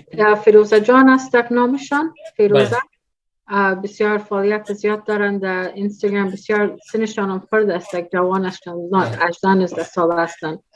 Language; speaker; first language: Persian; early bilingual, heritage; Persian